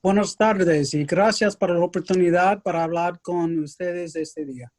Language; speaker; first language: Spanish; early bilingual, other home language; English